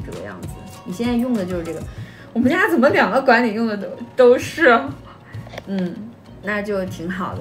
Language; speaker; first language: Chinese; native; Chinese